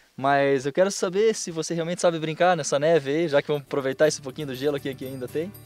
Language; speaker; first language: Portuguese; native; Portuguese